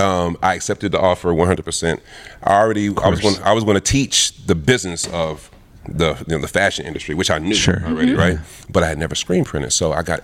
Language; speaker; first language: English; early bilingual, other home language; Lingala